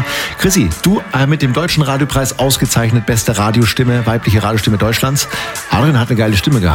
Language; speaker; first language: German; native; German